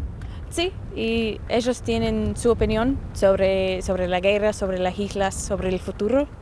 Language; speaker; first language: Spanish; non-native, fluent; English